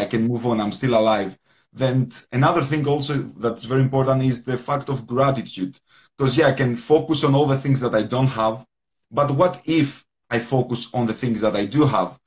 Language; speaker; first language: English; non-native, fluent; Greek